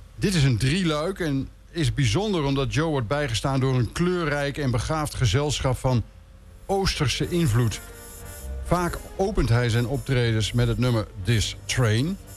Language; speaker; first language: Dutch; native; Dutch